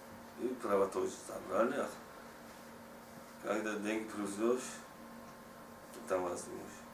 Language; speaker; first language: Russian; non-native, learner; Tajik